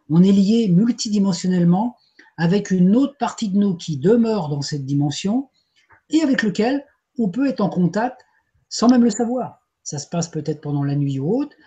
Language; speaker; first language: French; native; French